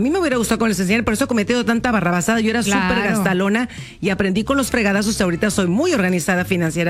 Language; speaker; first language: Spanish; native; Spanish